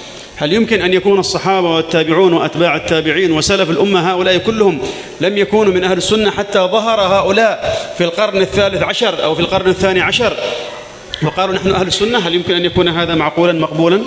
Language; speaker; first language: Arabic; native; Arabic